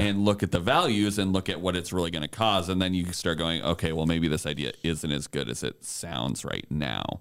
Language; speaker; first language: English; native; English